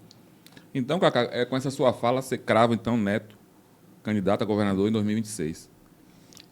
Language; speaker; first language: Portuguese; native; Portuguese